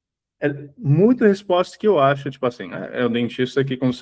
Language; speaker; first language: Portuguese; early bilingual, heritage; English